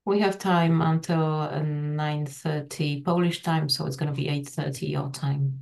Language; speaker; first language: English; non-native, fluent; Polish